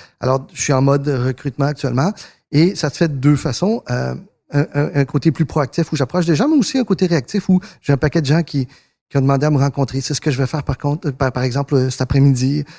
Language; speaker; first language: French; early bilingual, other home language; Spanish